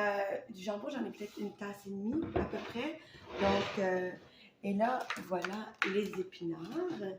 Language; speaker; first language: French; native; French